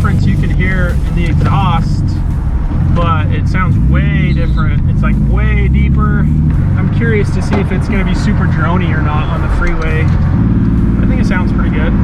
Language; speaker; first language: English; native; English